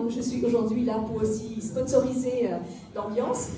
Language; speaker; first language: French; non-native, local second language; Morisyen